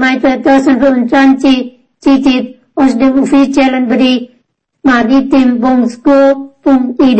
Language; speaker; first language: German; non-native, fluent; Indonesian